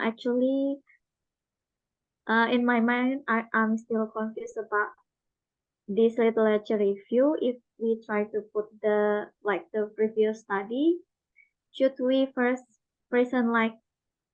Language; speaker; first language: English; non-native, local second language; Indonesian